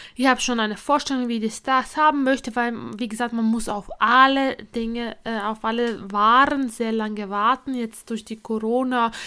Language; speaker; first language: German; non-native, fluent; Latvian